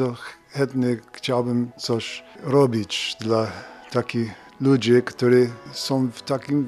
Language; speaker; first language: Polish; non-native, learner; English